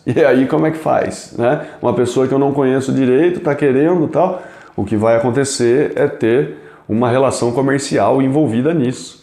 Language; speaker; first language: Portuguese; native; Portuguese